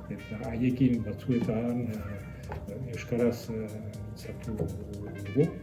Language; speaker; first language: Basque; non-native, local second language; French